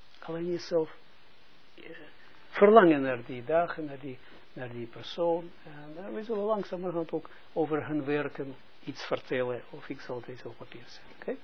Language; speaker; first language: Dutch; non-native, fluent; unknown